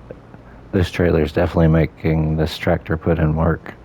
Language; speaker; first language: English; native; English